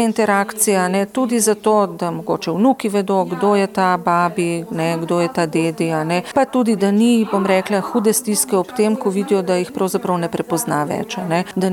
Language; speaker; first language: Slovenian; native; Slovenian